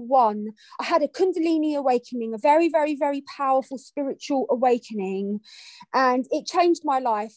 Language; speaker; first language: English; native; English